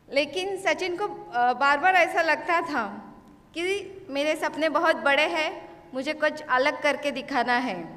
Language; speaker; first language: Hindi; non-native, local second language; Marathi